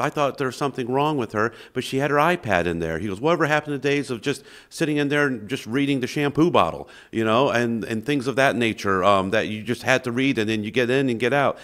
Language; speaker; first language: English; native; English